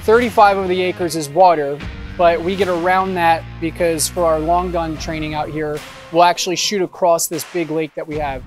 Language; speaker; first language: English; native; English